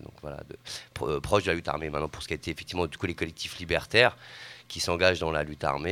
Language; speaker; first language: French; native; French